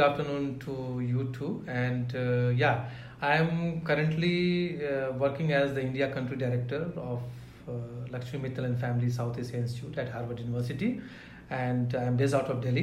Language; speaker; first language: English; non-native, local second language; Hindi